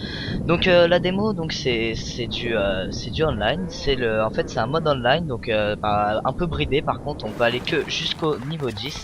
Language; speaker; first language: French; native; French